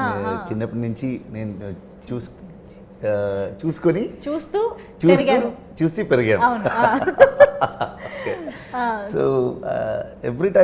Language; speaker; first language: Telugu; non-native, learner; Kannada